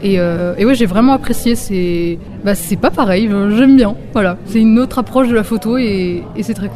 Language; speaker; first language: French; native; French